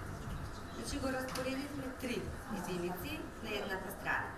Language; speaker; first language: Macedonian; native; Macedonian